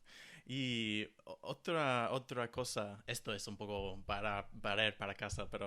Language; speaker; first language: Spanish; non-native, fluent; English